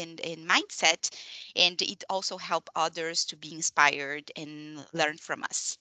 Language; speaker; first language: English; non-native, fluent; Portuguese